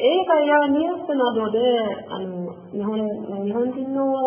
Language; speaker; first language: Japanese; non-native, learner; Persian